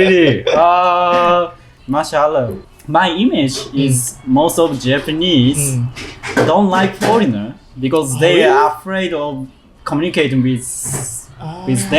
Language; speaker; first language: English; non-native, learner; Japanese